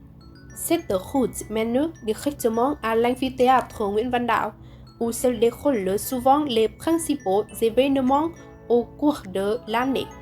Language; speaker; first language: French; non-native, learner; Vietnamese